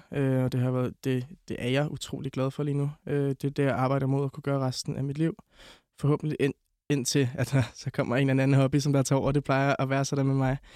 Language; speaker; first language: Danish; native; Danish